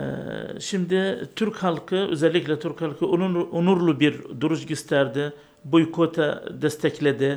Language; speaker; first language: Turkish; non-native, learner; Arabic